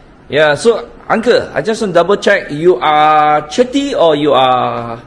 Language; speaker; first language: English; non-native, local second language; Chinese